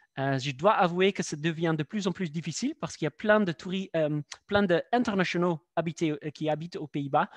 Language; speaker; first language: French; non-native, fluent; Dutch